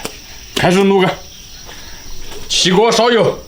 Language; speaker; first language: Chinese; native; Chinese